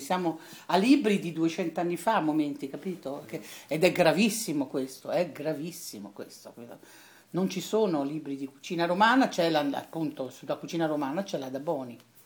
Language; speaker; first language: Italian; native; Italian